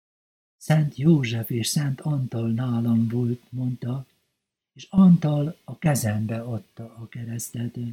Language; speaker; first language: Hungarian; native; Hungarian